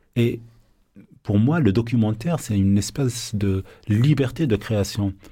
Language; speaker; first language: French; non-native, local second language; Arabic